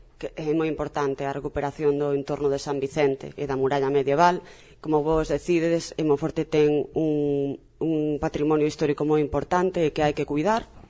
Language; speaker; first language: Galician; non-native, local second language; Spanish